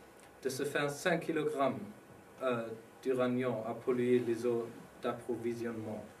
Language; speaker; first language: French; non-native, learner; English